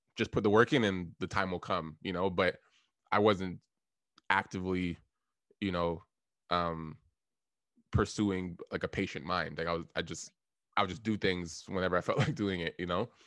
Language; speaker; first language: English; native; English